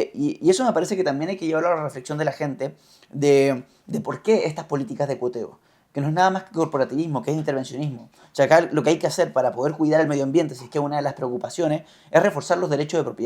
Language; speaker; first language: Spanish; native; Spanish